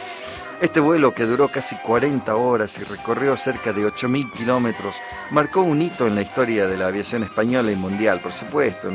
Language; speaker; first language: Spanish; native; Spanish